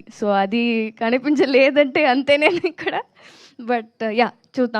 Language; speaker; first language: Telugu; non-native, learner; Tamil